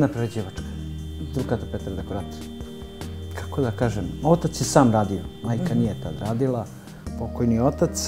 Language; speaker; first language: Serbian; early bilingual, other home language; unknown